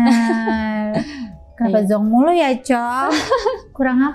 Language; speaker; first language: Indonesian; native; Indonesian